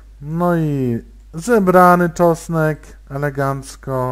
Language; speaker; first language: Polish; native; Polish